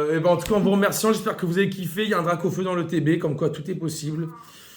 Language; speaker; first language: French; native; French